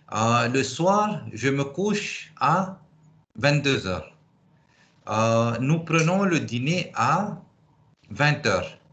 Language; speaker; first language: French; non-native, fluent; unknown